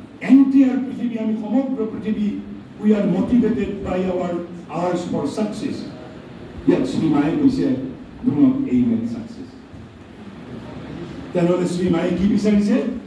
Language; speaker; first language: English; non-native, local second language; Assamese